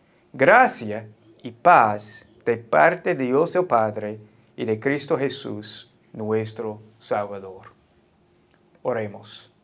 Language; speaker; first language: Spanish; non-native, fluent; English